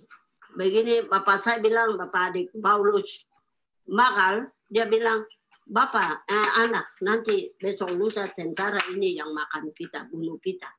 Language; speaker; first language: Indonesian; non-native, local second language; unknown